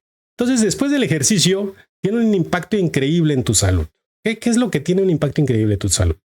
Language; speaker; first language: Spanish; native; Spanish